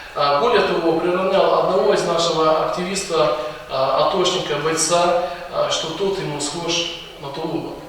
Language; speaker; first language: Russian; non-native, local second language; Ukrainian